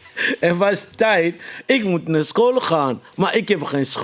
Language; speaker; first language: Dutch; non-native, fluent; Lingala